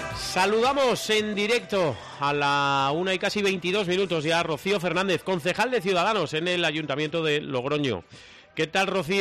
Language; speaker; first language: Spanish; native; Spanish